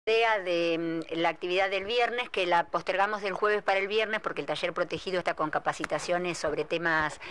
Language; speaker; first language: Spanish; native; Spanish